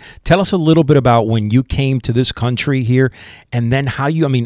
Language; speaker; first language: English; native; English